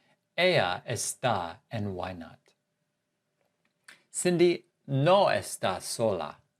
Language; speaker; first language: Spanish; non-native, fluent; English